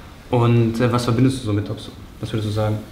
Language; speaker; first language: German; native; German